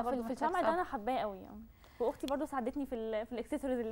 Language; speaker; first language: Arabic; native; Arabic